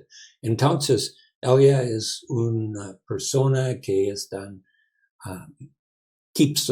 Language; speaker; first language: Spanish; non-native, learner; English